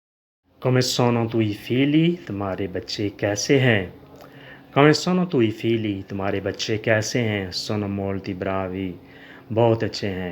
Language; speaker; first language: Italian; non-native, learner; Urdu